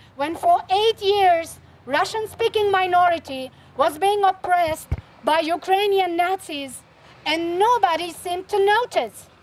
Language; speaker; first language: English; non-native, fluent; Armenian